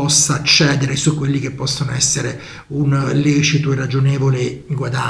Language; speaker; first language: Italian; native; Italian